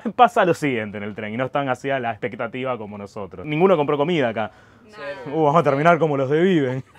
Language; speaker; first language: Spanish; native; Spanish